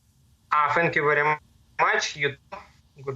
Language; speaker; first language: English; non-native, learner; Russian